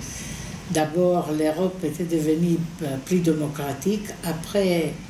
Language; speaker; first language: French; non-native, fluent; Greek